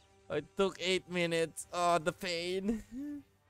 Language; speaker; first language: English; non-native, local second language; Filipino